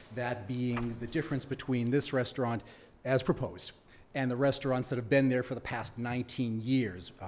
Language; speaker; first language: English; native; English